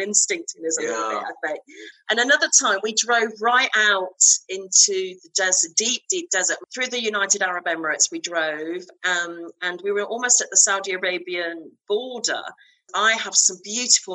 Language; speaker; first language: English; native; English